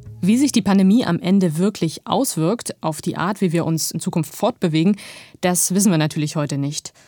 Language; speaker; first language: German; native; German